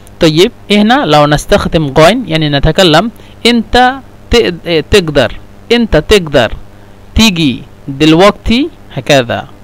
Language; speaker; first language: Egyptian Arabic; non-native, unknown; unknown